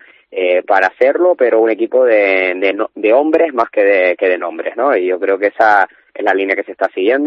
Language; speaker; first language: Spanish; native; Spanish